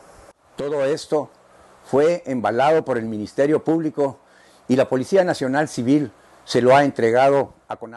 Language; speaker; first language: Spanish; native; Spanish